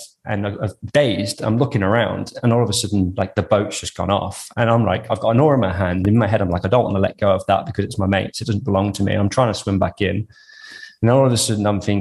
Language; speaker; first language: English; native; English